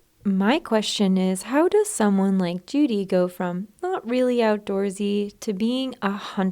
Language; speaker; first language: English; native; English